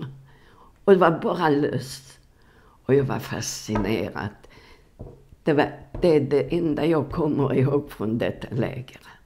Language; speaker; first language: Swedish; non-native, fluent; Polish